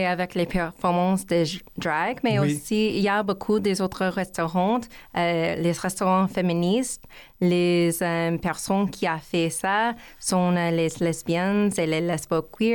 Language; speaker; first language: French; non-native, learner; English